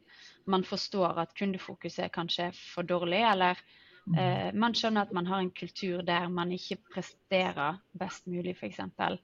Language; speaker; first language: Norwegian; native; Norwegian